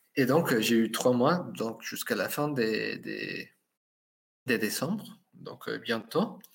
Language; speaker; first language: French; non-native, fluent; Spanish